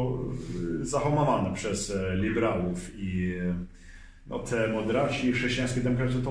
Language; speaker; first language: Polish; early bilingual, heritage; Swedish